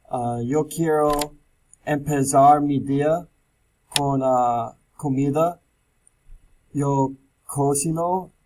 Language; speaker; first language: Spanish; non-native, learner; English